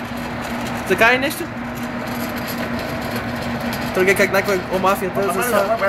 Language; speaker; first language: Bulgarian; early bilingual, heritage; Bulgarian